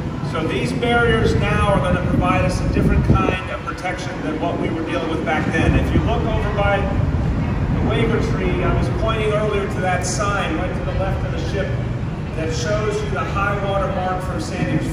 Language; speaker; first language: English; native; English